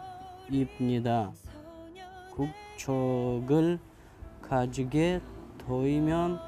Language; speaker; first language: Korean; early bilingual, heritage; Russian